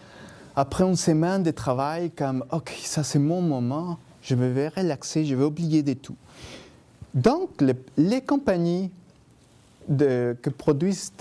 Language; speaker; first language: French; non-native, fluent; Spanish